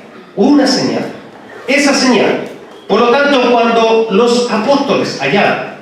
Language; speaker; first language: Spanish; native; Spanish